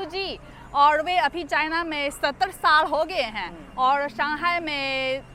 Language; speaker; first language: Hindi; non-native, fluent; Chinese